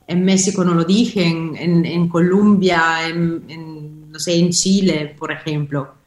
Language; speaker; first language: Spanish; non-native, learner; Italian